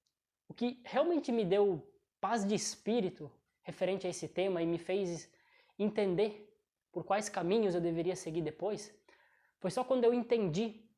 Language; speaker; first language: Portuguese; native; Portuguese